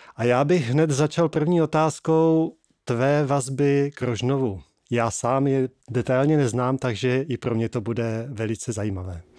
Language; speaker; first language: Czech; native; Czech